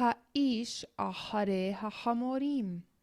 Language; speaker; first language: Hebrew; non-native, learner; English